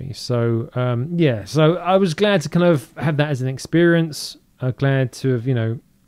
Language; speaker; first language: English; native; English